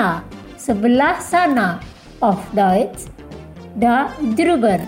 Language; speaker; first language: German; non-native, fluent; Indonesian